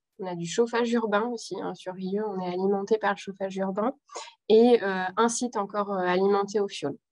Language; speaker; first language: French; native; French